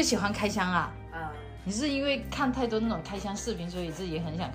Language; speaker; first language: Chinese; non-native, local second language; Cantonese